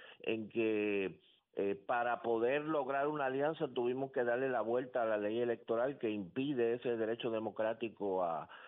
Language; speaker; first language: Spanish; native; Spanish